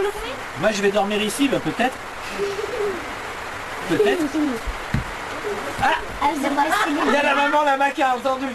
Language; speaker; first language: French; native; French